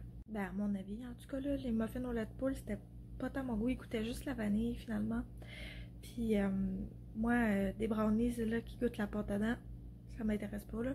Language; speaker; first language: French; native; French